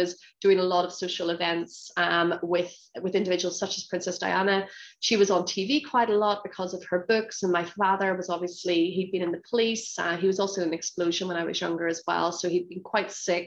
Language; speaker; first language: English; native; English